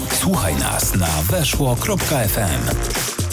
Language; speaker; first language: Polish; native; Polish